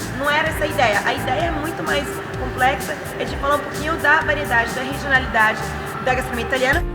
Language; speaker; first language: Portuguese; non-native, fluent; Italian